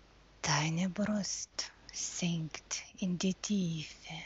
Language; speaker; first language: German; non-native, fluent; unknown